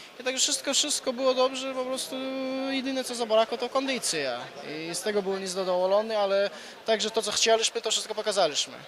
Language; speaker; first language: Polish; non-native, fluent; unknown